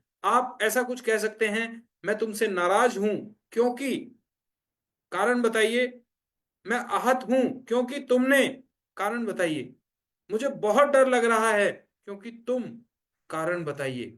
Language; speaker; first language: Hindi; native; Hindi